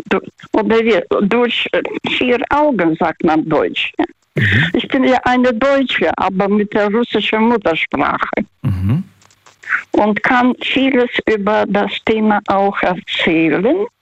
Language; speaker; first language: German; non-native, learner; Russian